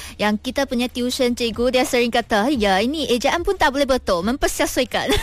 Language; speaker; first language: Malay; non-native, local second language; Min Nan Chinese